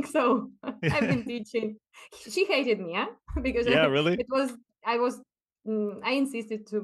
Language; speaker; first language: English; non-native, fluent; Russian